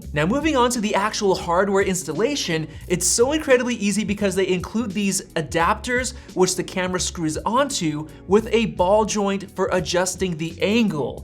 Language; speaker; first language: English; native; English